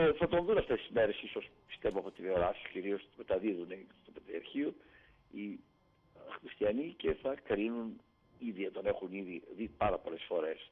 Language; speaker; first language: Greek; native; Greek